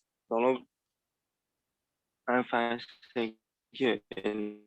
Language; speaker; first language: English; non-native, learner; Uzbek